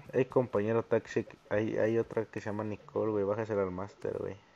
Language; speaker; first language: Spanish; native; Spanish